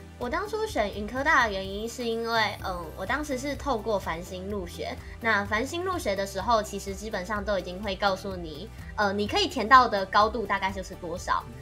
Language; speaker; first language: Chinese; native; Chinese